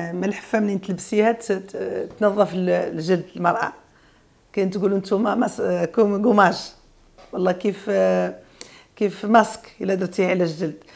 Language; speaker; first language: Arabic; native; Arabic